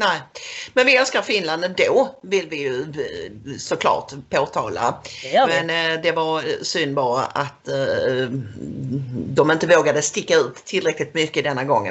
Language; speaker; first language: Swedish; native; Swedish